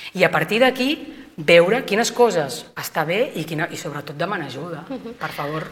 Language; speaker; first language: Catalan; native; Catalan